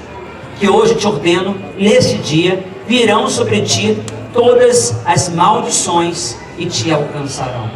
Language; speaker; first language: Portuguese; native; Portuguese